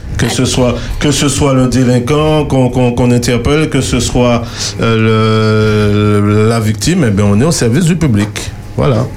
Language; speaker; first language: French; native; French